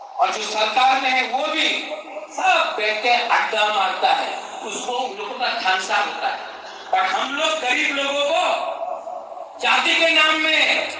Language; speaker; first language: Hindi; non-native, local second language; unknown